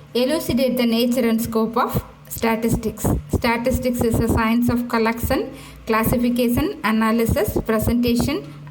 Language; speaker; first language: English; non-native, local second language; Tamil